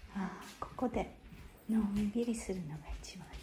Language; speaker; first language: Japanese; native; Japanese